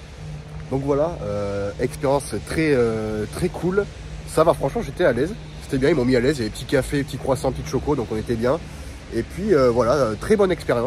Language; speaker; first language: French; native; French